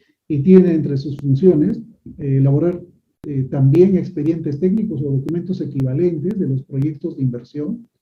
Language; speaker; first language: Spanish; native; Spanish